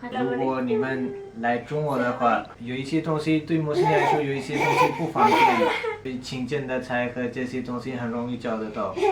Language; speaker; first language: Chinese; non-native, fluent; Urdu